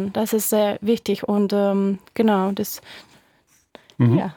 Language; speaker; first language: German; non-native, fluent; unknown